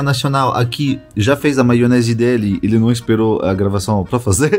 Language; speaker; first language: Portuguese; non-native, fluent; French